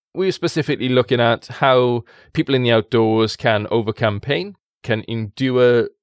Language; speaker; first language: English; native; English